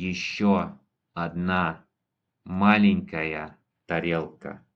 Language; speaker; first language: Russian; non-native, fluent; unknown